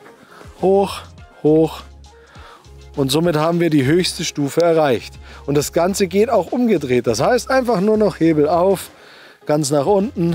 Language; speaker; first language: German; native; German